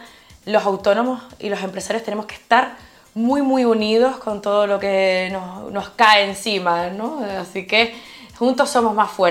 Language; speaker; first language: Spanish; native; Spanish